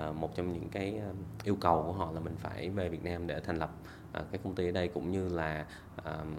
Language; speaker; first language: Vietnamese; native; Vietnamese